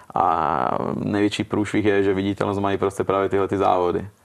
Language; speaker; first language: Czech; early bilingual, heritage; Italian